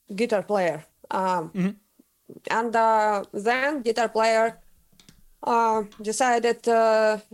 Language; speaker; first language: English; non-native, learner; Russian